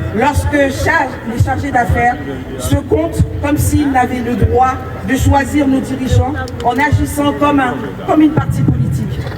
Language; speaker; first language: French; non-native, local second language; Haitian Creole